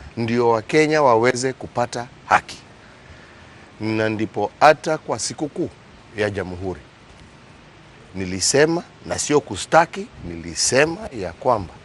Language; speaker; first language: Swahili; non-native, local second language; Kikuyu